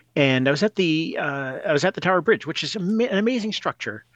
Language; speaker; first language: English; native; English